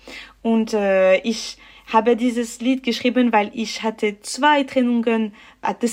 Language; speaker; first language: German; non-native, learner; French